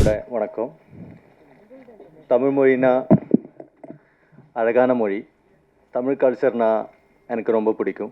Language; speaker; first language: Tamil; non-native, learner; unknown